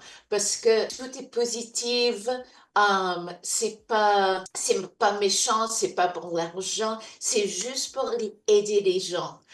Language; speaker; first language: French; non-native, fluent; English